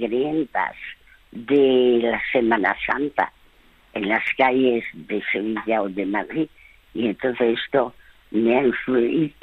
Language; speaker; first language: Spanish; early bilingual, other home language; French